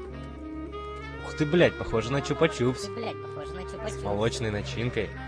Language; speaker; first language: Russian; native; Russian